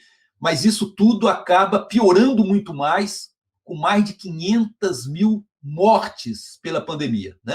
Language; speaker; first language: Portuguese; native; Portuguese